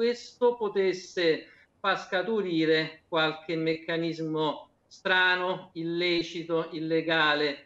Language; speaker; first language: Italian; native; Italian